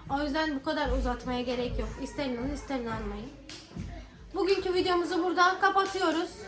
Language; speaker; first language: Turkish; native; Turkish